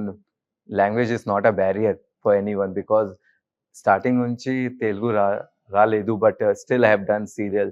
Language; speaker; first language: Telugu; non-native, learner; Hindi